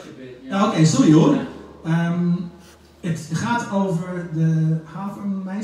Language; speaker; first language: Dutch; non-native, learner; English